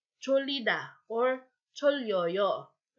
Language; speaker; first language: Korean; non-native, fluent; Filipino